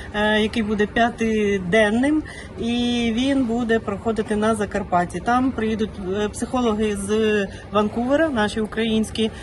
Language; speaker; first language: Ukrainian; native; Ukrainian